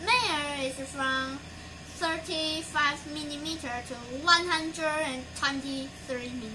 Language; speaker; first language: English; non-native, learner; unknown